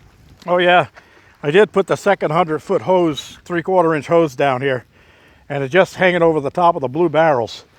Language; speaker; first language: English; native; English